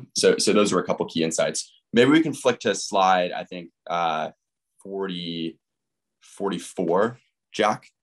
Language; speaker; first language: English; native; English